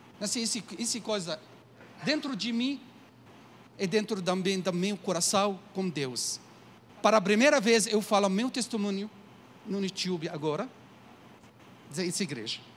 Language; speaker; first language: Portuguese; non-native, learner; Arabic